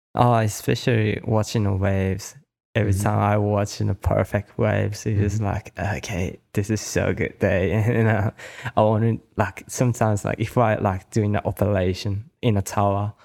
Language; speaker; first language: English; non-native, learner; Japanese